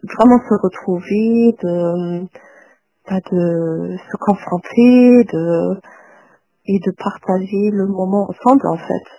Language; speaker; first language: French; non-native, fluent; German